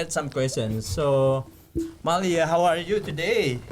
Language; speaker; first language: English; non-native, fluent; Indonesian